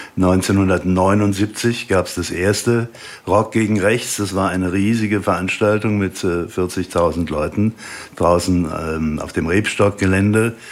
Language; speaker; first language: German; native; German